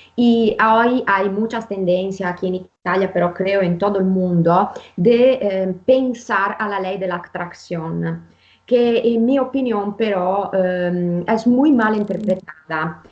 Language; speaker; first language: Spanish; non-native, fluent; Italian